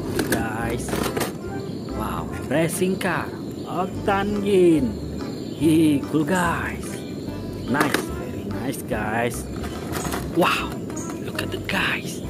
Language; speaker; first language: English; non-native, learner; Indonesian